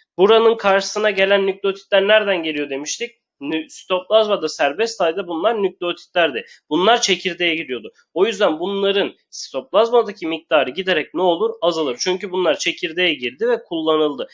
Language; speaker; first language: Turkish; native; Turkish